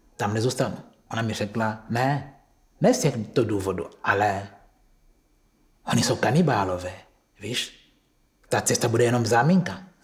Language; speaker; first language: Czech; non-native, fluent; Kongo